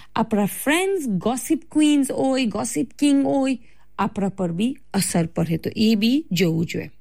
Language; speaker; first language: Gujarati; early bilingual, heritage; Gujarati